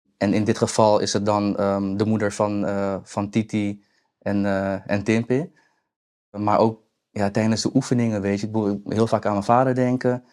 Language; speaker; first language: Dutch; native; Dutch